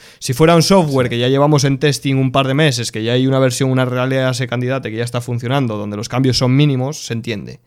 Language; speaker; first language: Spanish; native; Spanish